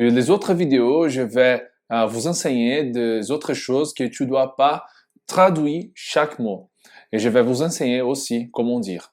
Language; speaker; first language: French; non-native, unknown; Portuguese